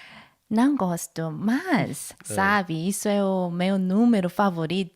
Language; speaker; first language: Portuguese; non-native, learner; Korean